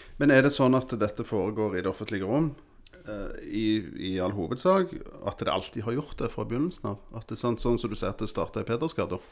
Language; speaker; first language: Norwegian; native; Norwegian